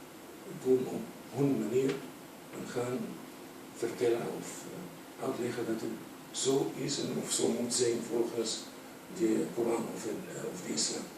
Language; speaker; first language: Dutch; non-native, fluent; Arabic